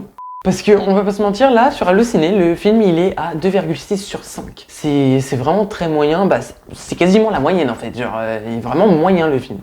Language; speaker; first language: French; native; French